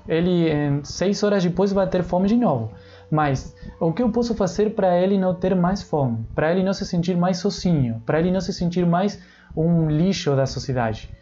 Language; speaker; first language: Portuguese; non-native, fluent; Spanish